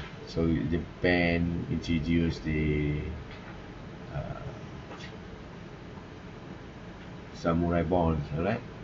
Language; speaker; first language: English; non-native, local second language; Malay